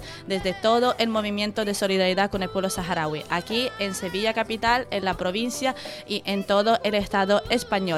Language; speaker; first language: Spanish; native; Spanish